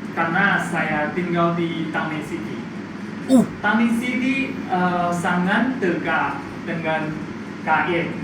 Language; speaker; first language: Indonesian; non-native, fluent; Chinese